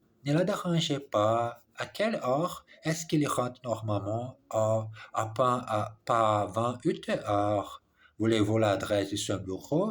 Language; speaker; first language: French; non-native, learner; English